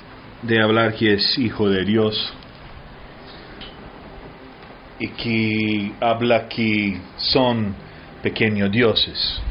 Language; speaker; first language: Spanish; early bilingual, heritage; Spanish